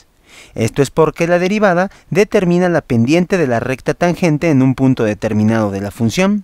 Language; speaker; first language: Spanish; native; Spanish